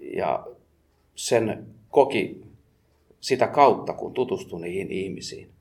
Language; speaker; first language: Finnish; native; Finnish